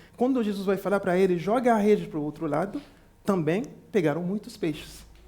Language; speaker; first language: Portuguese; non-native, fluent; French